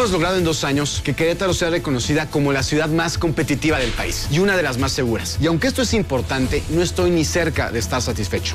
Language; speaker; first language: Spanish; native; Spanish